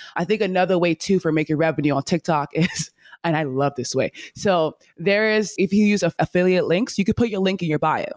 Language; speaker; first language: English; native; English